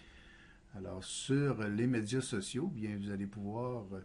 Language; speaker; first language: French; native; French